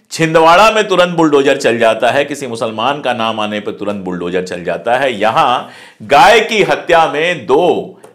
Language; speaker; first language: Hindi; native; Hindi